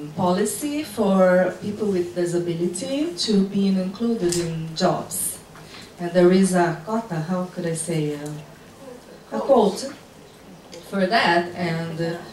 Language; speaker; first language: English; non-native, fluent; Portuguese